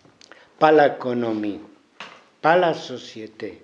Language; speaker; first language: French; non-native, fluent; Spanish